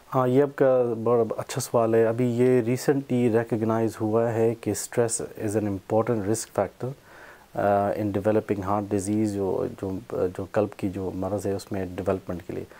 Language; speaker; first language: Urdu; non-native, local second language; Pashto